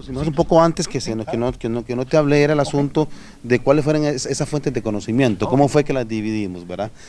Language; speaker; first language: Spanish; native; Spanish